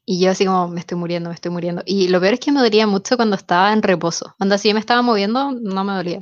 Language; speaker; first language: Spanish; native; Spanish